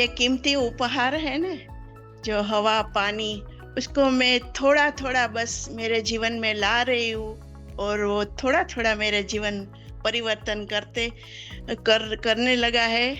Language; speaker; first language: Hindi; non-native, local second language; Gujarati